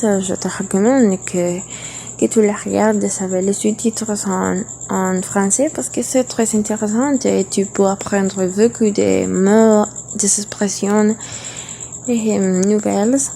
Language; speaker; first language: French; non-native, learner; Spanish